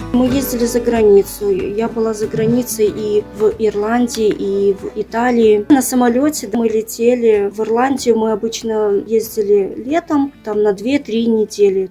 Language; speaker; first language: Russian; native; Russian